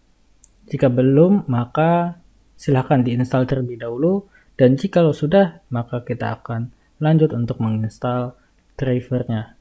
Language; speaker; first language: Indonesian; native; Indonesian